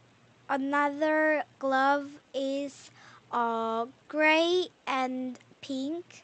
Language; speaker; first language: English; non-native, learner; Korean